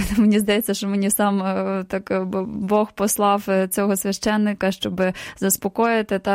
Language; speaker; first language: Ukrainian; native; Ukrainian